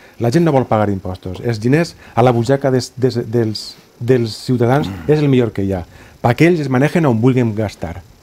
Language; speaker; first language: Catalan; native; Catalan